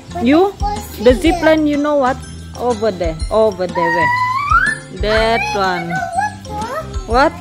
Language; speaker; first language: English; non-native, local second language; Malay